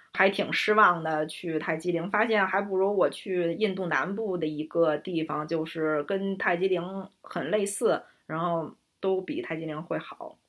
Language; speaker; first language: Chinese; native; Chinese